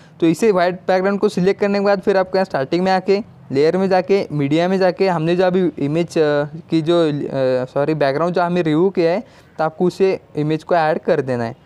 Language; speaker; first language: Hindi; non-native, local second language; Marathi